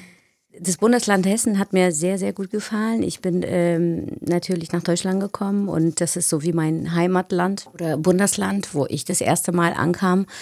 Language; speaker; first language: German; non-native, fluent; Romanian